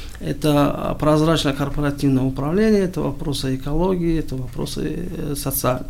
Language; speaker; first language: Russian; non-native, local second language; Tajik